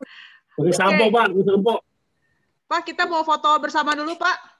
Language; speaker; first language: Indonesian; native; Indonesian